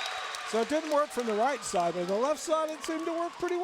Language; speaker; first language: English; native; English